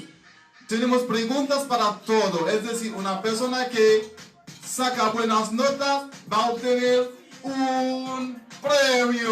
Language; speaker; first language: Spanish; non-native, learner; Haitian Creole